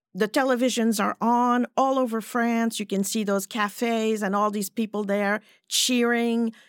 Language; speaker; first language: English; non-native, fluent; French